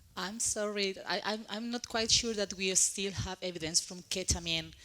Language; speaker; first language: English; non-native, fluent; Spanish